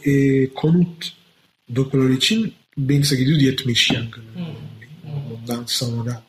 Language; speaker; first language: Turkish; non-native, fluent; Italian